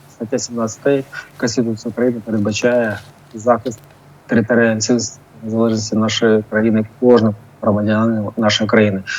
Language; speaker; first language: Ukrainian; non-native, local second language; Russian